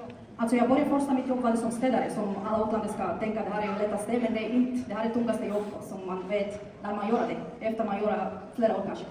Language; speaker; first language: Swedish; non-native, fluent; Bulgarian